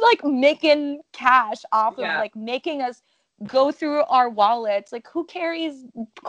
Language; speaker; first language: English; non-native, fluent; French